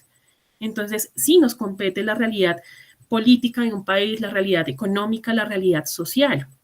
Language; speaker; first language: Spanish; native; Spanish